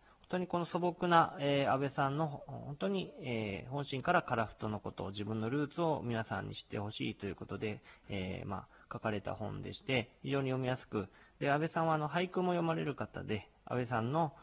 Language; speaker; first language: Japanese; native; Japanese